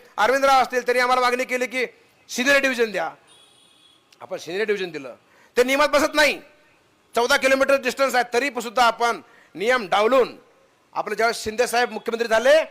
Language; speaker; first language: Marathi; native; Marathi